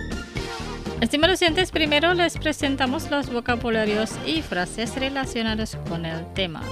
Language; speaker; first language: Spanish; non-native, fluent; Indonesian